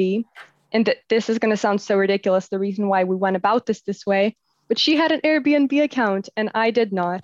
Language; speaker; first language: English; native; English